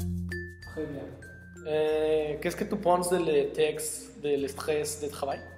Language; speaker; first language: French; non-native, learner; Spanish